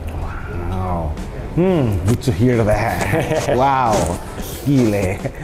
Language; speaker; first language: English; non-native, fluent; Indonesian